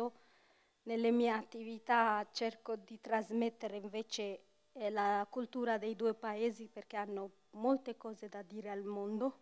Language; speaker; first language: Italian; non-native, fluent; Tigrinya